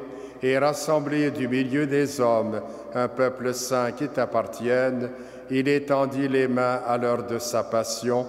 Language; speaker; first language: French; native; French